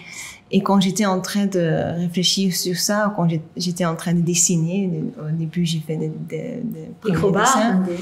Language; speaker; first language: French; non-native, local second language; Dutch